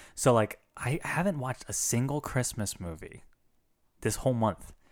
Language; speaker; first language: English; early bilingual, other home language; Filipino